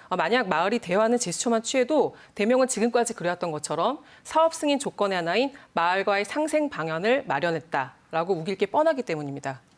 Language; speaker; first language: Korean; native; Korean